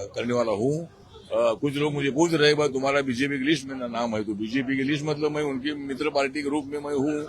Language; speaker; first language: Hindi; non-native, local second language; Marathi